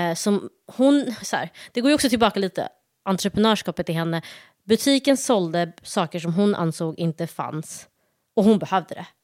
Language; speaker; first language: Swedish; early bilingual, other home language; Somali